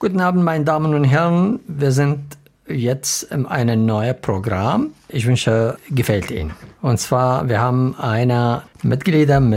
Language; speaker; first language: German; non-native, learner; Arabic